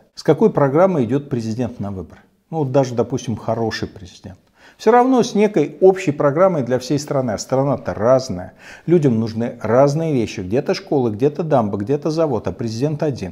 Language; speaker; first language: Russian; native; Russian